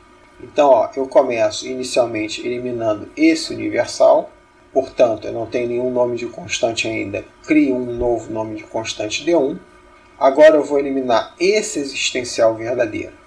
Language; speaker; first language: Portuguese; native; Portuguese